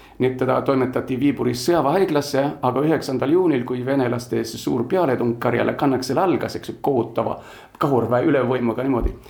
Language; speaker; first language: Estonian; early bilingual, heritage; Estonian